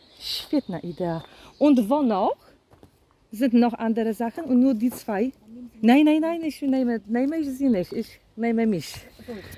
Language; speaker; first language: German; non-native, learner; Polish